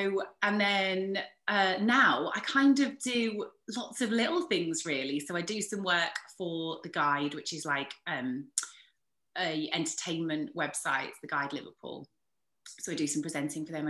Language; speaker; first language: English; native; English